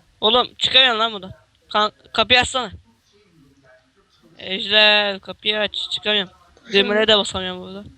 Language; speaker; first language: Turkish; native; Turkish